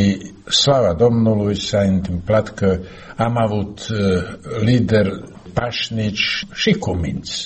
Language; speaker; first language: Romanian; non-native, learner; Slovak